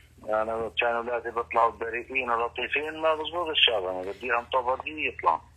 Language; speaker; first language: Arabic; native; Arabic